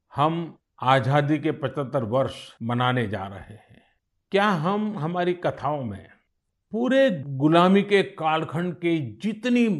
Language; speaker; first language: Hindi; non-native, local second language; Gujarati